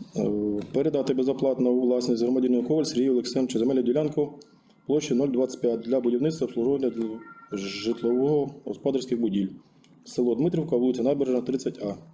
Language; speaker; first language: Ukrainian; native; Ukrainian